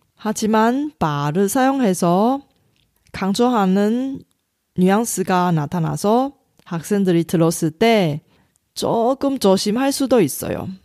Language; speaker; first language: Korean; non-native, fluent; Chinese